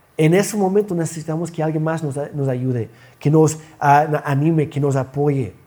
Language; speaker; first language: Spanish; non-native, fluent; English